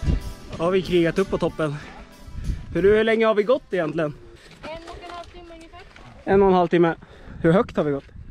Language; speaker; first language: Swedish; native; Swedish